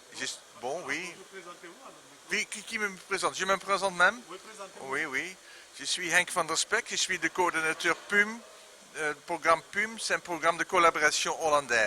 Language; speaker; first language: French; non-native, learner; Dutch